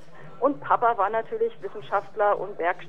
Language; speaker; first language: German; native; German